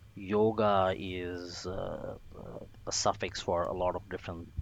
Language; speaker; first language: English; non-native, local second language; Bangla